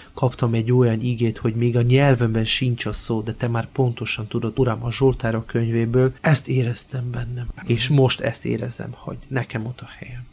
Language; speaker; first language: Hungarian; non-native, fluent; Slovenian